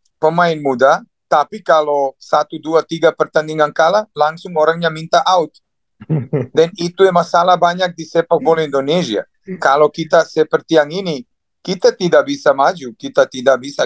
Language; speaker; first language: Indonesian; non-native, fluent; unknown